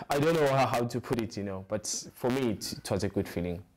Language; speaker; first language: English; non-native, local second language; Zulu